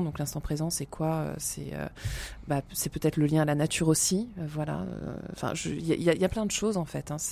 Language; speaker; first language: French; native; French